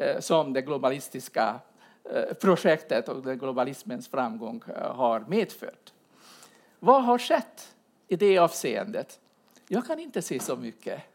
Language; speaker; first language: Swedish; non-native, fluent; Hungarian